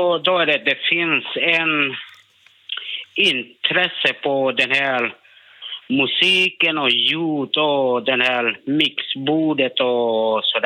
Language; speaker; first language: Swedish; non-native, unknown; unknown